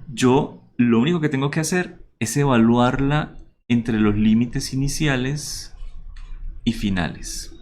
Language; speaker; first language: Spanish; native; Spanish